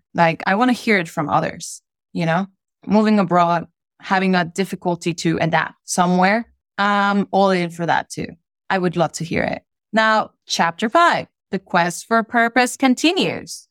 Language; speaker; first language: English; non-native, fluent; Spanish